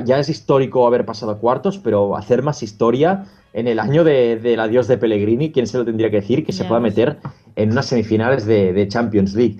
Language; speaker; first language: Spanish; native; Spanish